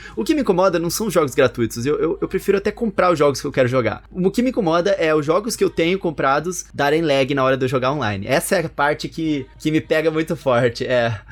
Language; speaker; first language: Portuguese; native; Portuguese